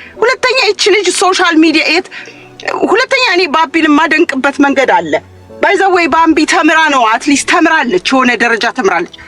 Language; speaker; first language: Amharic; native; Amharic